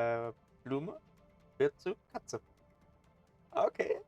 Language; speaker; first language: German; native; German